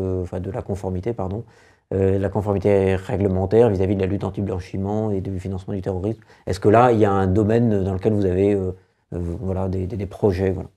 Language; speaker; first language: French; native; French